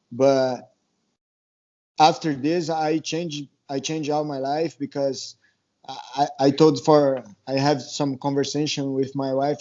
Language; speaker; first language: English; non-native, learner; Portuguese